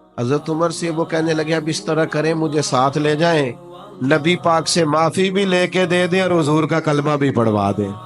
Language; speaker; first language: Urdu; non-native, local second language; Punjabi